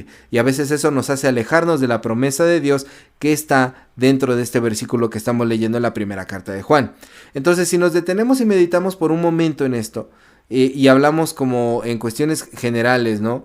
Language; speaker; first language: Spanish; native; Spanish